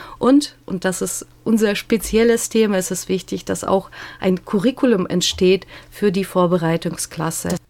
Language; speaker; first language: German; native; German